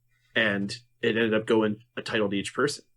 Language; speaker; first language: English; native; English